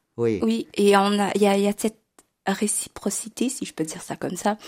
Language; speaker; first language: French; native; French